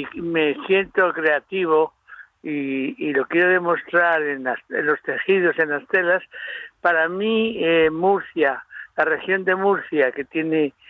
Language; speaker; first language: Spanish; native; Spanish